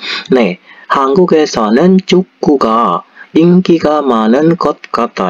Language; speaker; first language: Korean; non-native, fluent; Indonesian